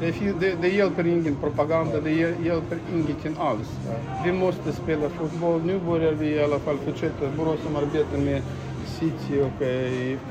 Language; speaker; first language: Swedish; non-native, fluent; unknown